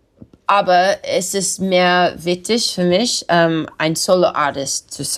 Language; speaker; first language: German; non-native, learner; English